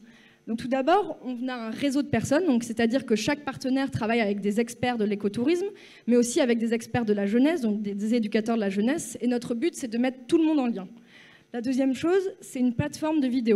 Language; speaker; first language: French; native; French